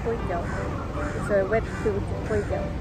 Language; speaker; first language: Japanese; non-native, learner; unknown